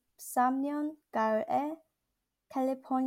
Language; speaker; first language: Korean; non-native, learner; English